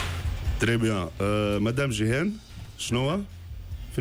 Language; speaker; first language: Arabic; native; Arabic